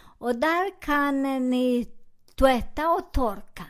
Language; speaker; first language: Swedish; non-native, learner; Spanish